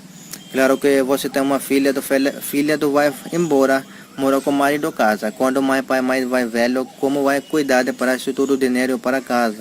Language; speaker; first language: Portuguese; non-native, learner; Hindi